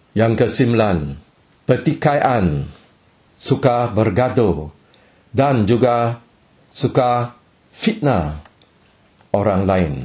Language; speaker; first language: Malay; non-native, local second language; Chinese